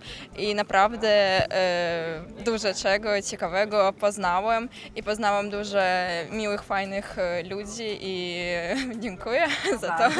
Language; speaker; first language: Polish; non-native, learner; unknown